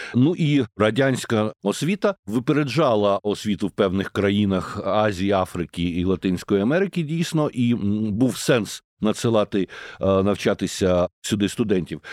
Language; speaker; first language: Ukrainian; native; Ukrainian